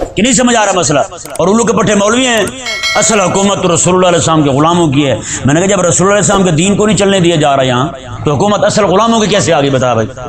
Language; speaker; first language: Urdu; non-native, local second language; Punjabi